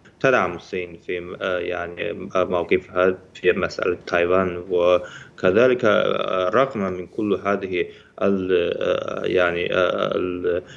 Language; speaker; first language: Arabic; non-native, fluent; Chinese